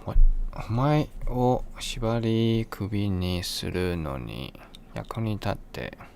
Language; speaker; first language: Japanese; non-native, learner; English